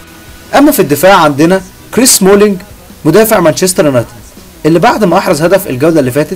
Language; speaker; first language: Arabic; native; Arabic